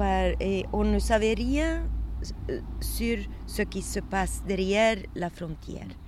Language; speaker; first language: French; non-native, fluent; Swedish